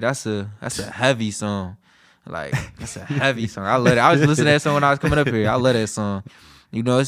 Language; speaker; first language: English; native; English